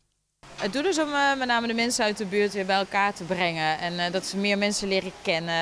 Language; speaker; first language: Dutch; native; Dutch